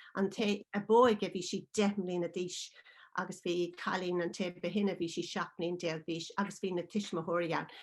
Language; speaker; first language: Irish; non-native, local second language; English